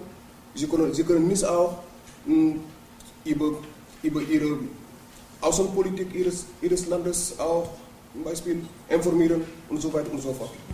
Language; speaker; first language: German; non-native, learner; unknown